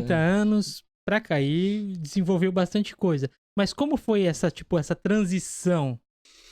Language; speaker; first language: Portuguese; native; Portuguese